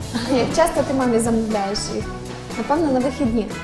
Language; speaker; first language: Ukrainian; native; Ukrainian